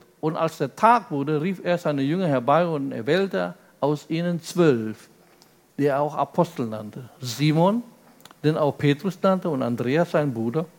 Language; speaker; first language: German; non-native, fluent; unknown